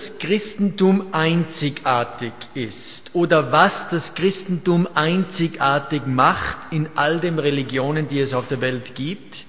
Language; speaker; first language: German; native; German